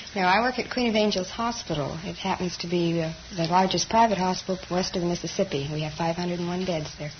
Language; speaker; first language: English; native; English